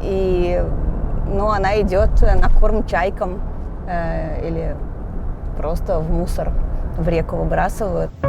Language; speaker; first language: Russian; native; Russian